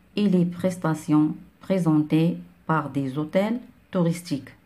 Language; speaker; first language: French; non-native, local second language; Arabic